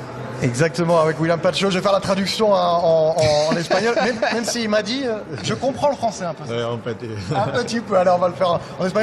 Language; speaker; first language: French; native; French